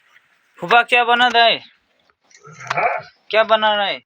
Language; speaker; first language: Hindi; non-native, learner; Nepali